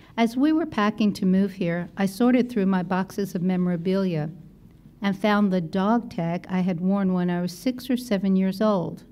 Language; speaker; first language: English; native; English